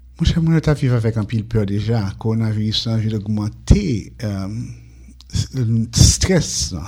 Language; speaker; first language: French; non-native, local second language; Haitian Creole